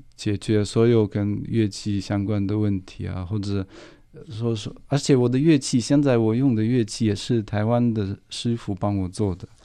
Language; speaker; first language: Chinese; non-native, fluent; Russian